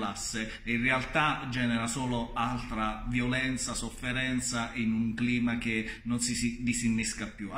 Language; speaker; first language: Italian; native; Italian